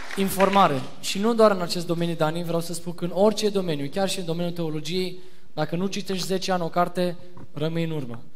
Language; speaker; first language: Romanian; non-native, fluent; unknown